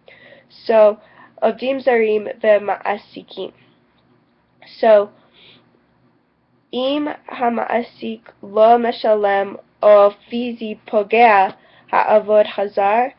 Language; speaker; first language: Hebrew; non-native, learner; English